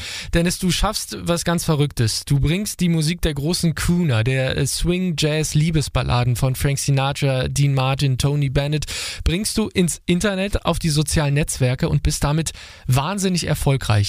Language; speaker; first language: German; native; German